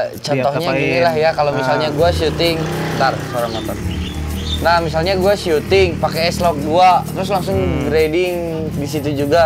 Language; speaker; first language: Indonesian; native; Indonesian